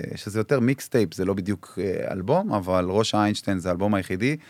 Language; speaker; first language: Hebrew; early bilingual, other home language; Arabic